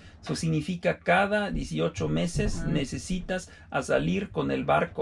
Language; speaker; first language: Spanish; non-native, fluent; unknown